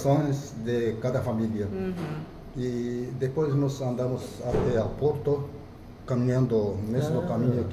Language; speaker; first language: Portuguese; non-native, fluent; Japanese